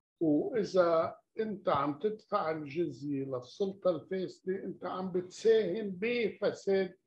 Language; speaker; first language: Arabic; native; Arabic